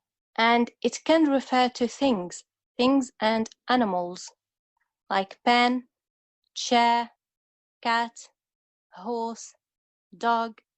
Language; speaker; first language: English; non-native, fluent; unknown